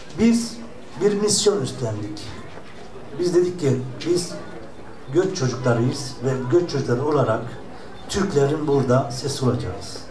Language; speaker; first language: Turkish; early bilingual, heritage; Turkish